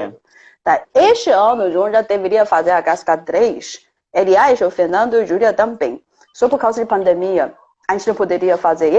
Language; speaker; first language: Portuguese; non-native, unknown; Chinese